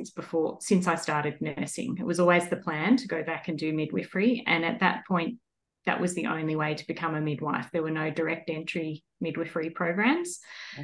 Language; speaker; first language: English; native; English